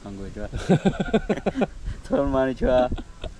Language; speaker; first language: Korean; non-native, learner; Sinhala